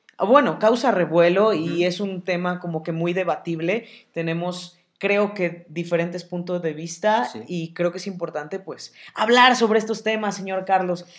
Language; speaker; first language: Spanish; native; Spanish